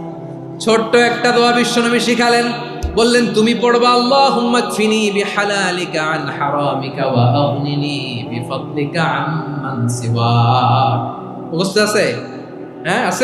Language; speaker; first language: Bangla; native; Bangla